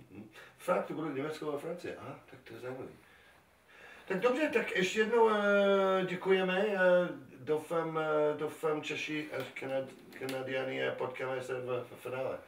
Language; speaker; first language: Czech; non-native, learner; English